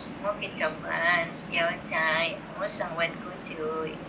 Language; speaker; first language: Cantonese; non-native, learner; Indonesian